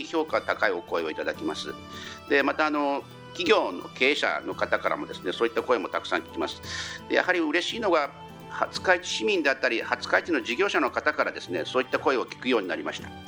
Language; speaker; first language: Japanese; native; Japanese